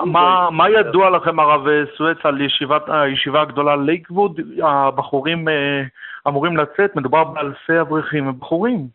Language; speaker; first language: Hebrew; native; Hebrew